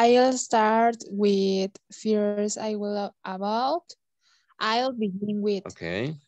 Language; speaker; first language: English; non-native, learner; Spanish